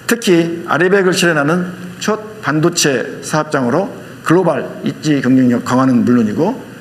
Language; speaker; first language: Korean; native; Korean